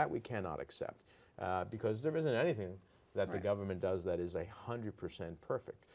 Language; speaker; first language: English; early bilingual, other home language; Spanish